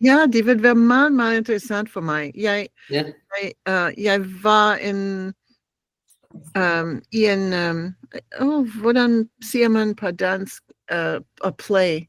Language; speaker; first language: Danish; non-native, learner; English